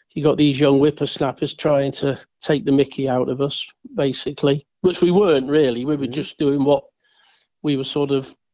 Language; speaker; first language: English; native; English